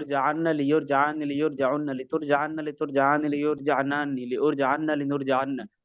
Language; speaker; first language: Arabic; non-native, learner; Urdu